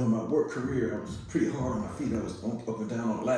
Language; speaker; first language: English; native; English